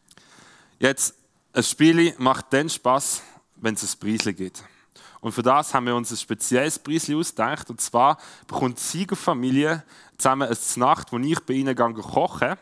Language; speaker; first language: German; native; German